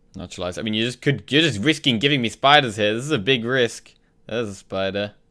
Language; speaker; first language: English; native; English